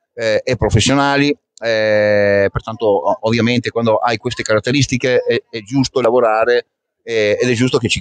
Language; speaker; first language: Italian; native; Italian